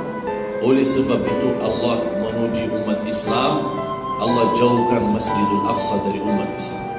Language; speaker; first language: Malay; non-native, fluent; Arabic